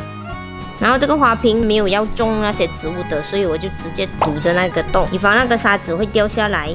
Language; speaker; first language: Chinese; native; Chinese